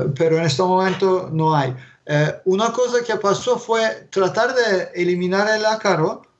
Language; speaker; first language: Spanish; non-native, fluent; Turkish